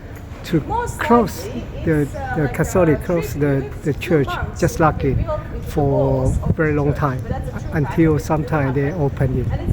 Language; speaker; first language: English; non-native, learner; Chinese